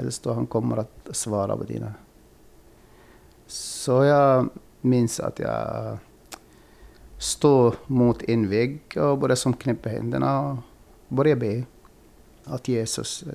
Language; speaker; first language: Swedish; non-native, fluent; Arabic